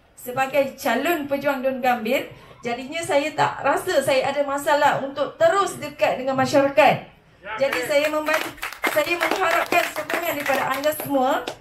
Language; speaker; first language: Malay; native; Malay